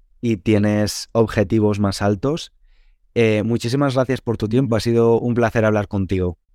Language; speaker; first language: Spanish; native; Spanish